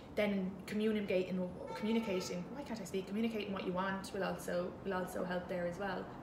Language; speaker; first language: English; native; English